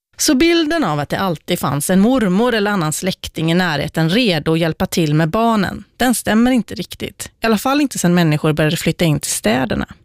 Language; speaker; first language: Swedish; native; Swedish